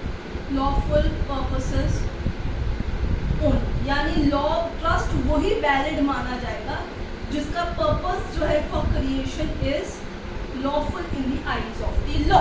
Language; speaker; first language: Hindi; native; Hindi